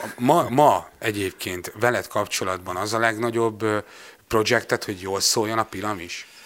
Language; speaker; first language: Hungarian; native; Hungarian